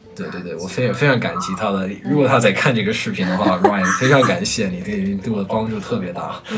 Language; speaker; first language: Chinese; non-native, fluent; English